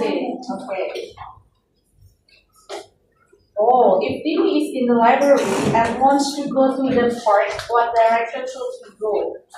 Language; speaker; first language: English; non-native, learner; Indonesian